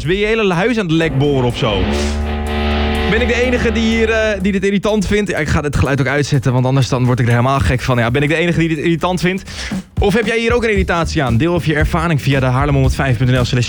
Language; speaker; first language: Dutch; native; Dutch